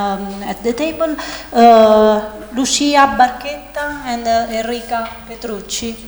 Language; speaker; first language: English; non-native, learner; Italian